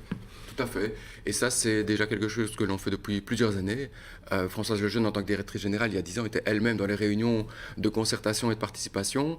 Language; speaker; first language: French; native; French